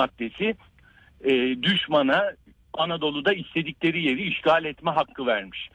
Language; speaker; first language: Turkish; native; Turkish